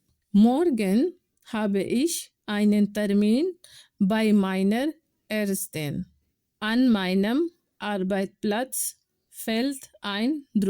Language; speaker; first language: German; non-native, fluent; Urdu